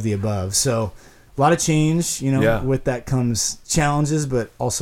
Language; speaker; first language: English; native; English